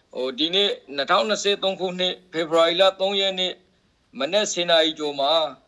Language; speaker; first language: Burmese; native; Burmese